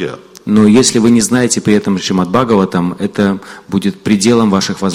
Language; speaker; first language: Russian; native; Russian